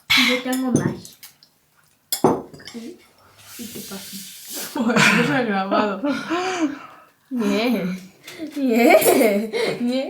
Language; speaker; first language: Korean; early bilingual, heritage; Spanish